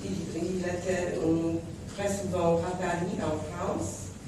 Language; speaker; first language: French; non-native, fluent; Polish